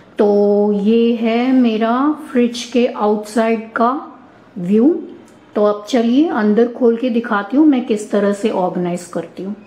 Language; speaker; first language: Hindi; non-native, local second language; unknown